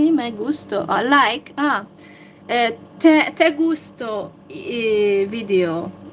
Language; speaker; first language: Spanish; non-native, learner; Hungarian